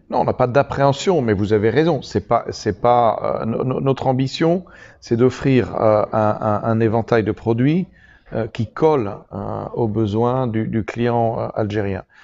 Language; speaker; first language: French; native; French